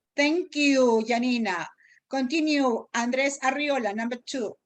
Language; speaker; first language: English; non-native, fluent; Spanish